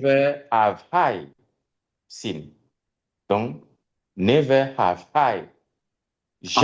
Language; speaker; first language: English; non-native, learner; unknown